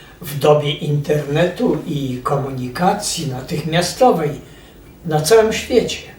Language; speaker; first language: Polish; native; Polish